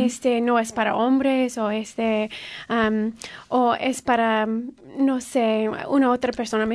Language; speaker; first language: Spanish; early bilingual, heritage; Spanish